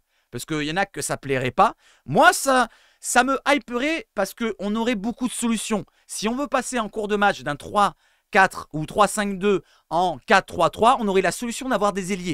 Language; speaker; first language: French; native; French